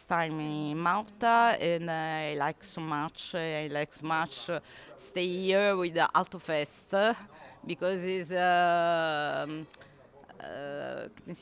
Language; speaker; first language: English; non-native, learner; Italian